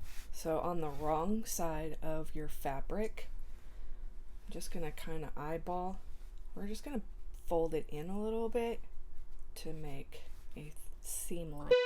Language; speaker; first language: English; native; English